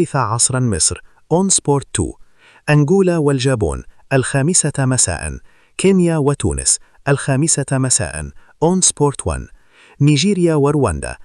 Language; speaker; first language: Arabic; native; Arabic